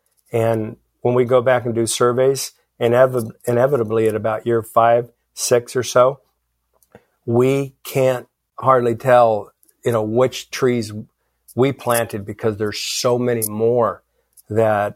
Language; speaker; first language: English; native; English